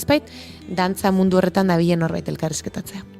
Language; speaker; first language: Basque; native; Basque